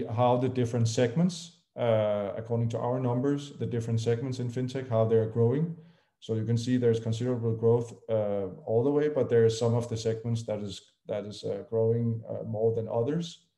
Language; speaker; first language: English; non-native, fluent; Danish